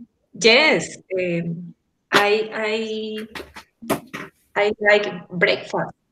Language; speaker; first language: English; non-native, learner; Spanish